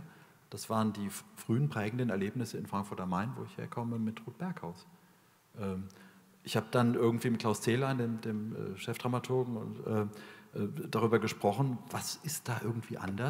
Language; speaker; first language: German; native; German